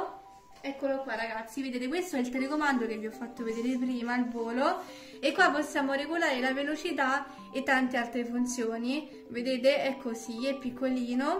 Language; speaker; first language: Italian; native; Italian